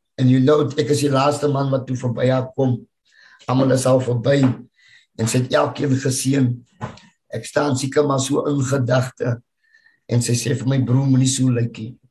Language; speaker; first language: Afrikaans; native; Afrikaans